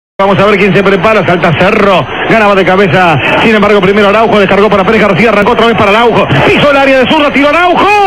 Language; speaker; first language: Spanish; native; Spanish